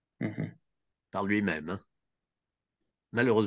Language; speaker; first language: French; non-native, learner; Russian